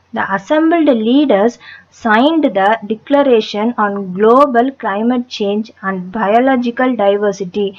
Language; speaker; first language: English; non-native, local second language; Tamil